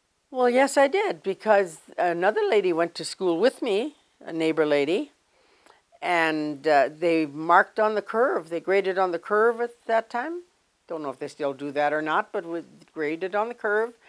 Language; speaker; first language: English; native; English